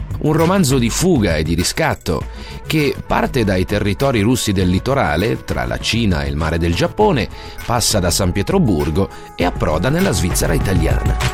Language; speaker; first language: Italian; native; Italian